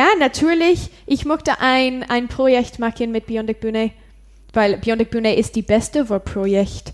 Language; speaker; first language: German; non-native, learner; English